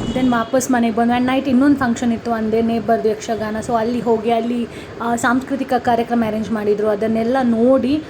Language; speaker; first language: Kannada; non-native, local second language; Tulu